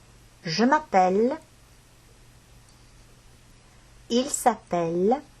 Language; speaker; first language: French; non-native, fluent; Estonian